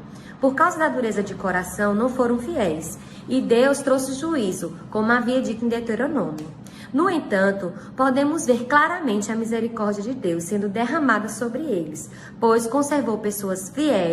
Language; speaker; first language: Portuguese; native; Portuguese